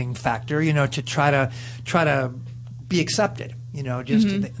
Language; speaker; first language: English; native; English